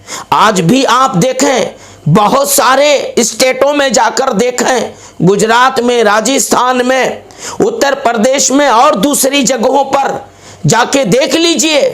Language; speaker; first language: Urdu; native; Urdu